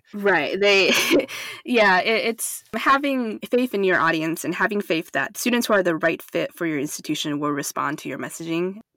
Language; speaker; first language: English; non-native, fluent; Chinese